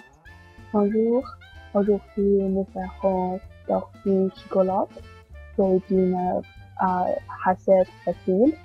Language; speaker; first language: French; non-native, learner; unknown